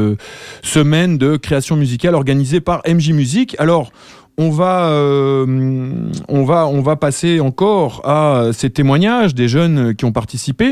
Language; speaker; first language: French; native; French